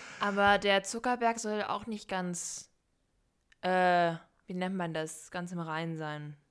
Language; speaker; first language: German; native; German